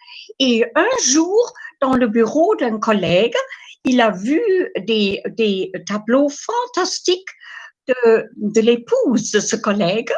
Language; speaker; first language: French; non-native, fluent; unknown